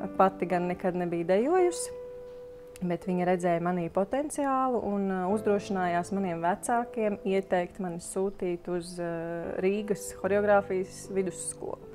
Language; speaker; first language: Latvian; native; Latvian